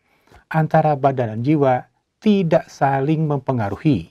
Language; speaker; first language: Indonesian; native; Indonesian